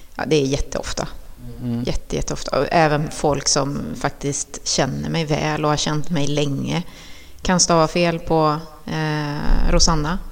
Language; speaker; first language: Swedish; early bilingual, other home language; Spanish